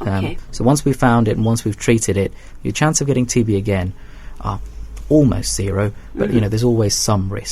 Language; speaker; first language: English; native; English